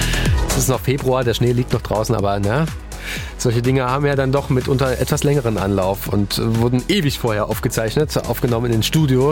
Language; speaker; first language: German; native; German